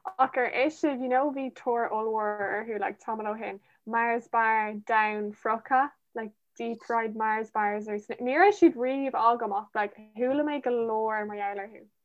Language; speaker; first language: Irish; non-native, local second language; English